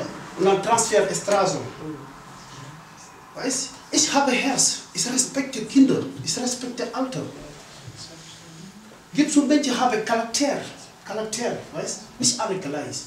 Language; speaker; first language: German; non-native, learner; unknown